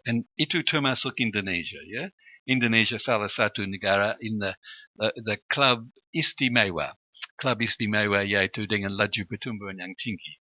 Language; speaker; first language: Indonesian; non-native, fluent; English